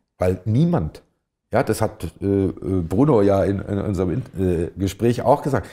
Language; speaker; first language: German; native; German